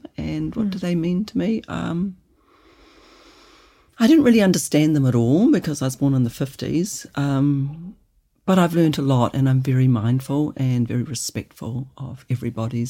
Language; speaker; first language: English; native; English